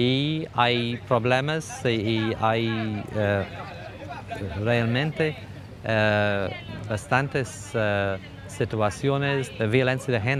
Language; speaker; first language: Spanish; non-native, fluent; English